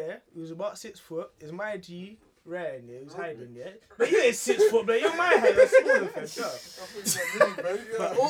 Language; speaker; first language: English; native; English